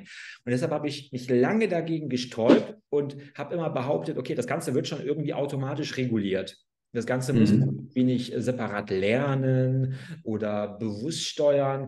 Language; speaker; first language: German; native; German